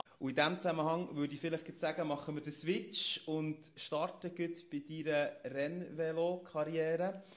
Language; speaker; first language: German; native; German